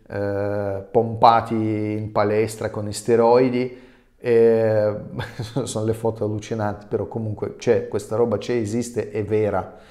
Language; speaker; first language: Italian; non-native, fluent; Russian